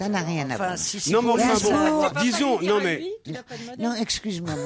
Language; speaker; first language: French; native; French